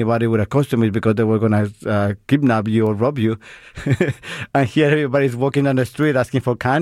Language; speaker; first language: English; non-native, fluent; Spanish